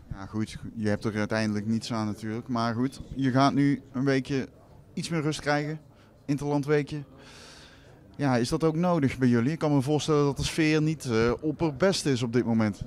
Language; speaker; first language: Dutch; native; Dutch